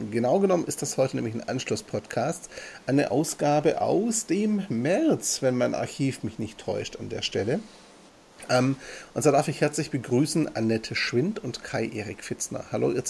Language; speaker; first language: German; native; German